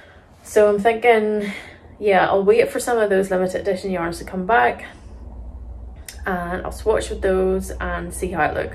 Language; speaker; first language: English; native; English